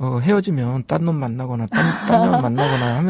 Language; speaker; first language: Korean; native; Korean